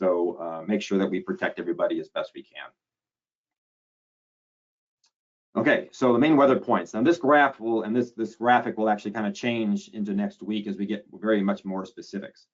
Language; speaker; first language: English; native; English